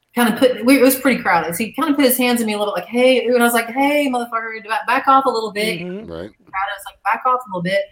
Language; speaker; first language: English; native; English